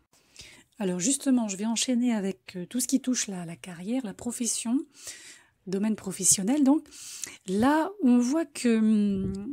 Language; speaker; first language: French; native; French